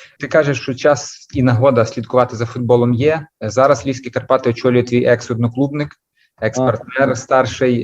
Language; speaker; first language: Ukrainian; native; Ukrainian